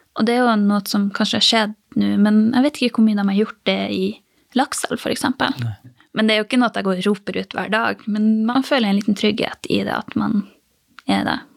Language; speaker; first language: Norwegian; native; Norwegian